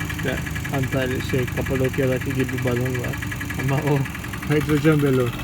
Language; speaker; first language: Turkish; non-native, fluent; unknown